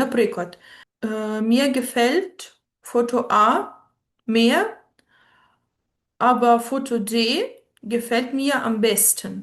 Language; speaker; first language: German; non-native, fluent; Ukrainian